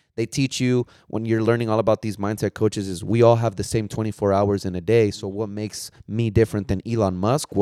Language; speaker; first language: English; early bilingual, other home language; Spanish